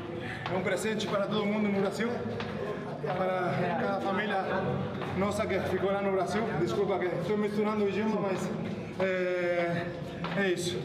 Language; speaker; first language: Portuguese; non-native, fluent; Spanish